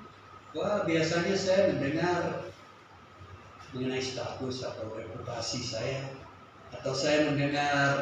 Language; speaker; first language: Indonesian; non-native, fluent; English